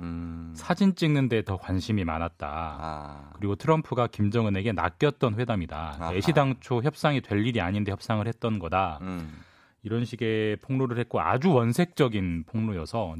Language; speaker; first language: Korean; native; Korean